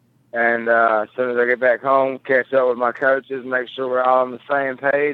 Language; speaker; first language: English; native; English